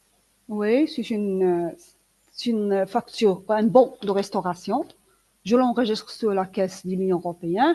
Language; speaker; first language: French; non-native, local second language; Arabic